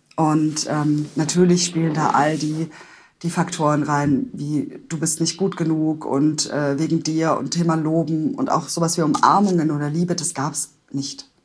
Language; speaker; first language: German; native; German